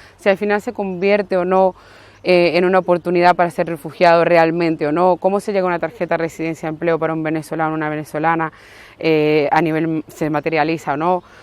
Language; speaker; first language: Spanish; native; Spanish